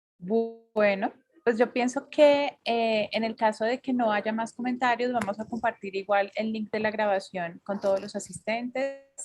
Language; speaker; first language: Spanish; native; Spanish